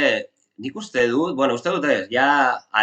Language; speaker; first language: Basque; non-native, local second language; Spanish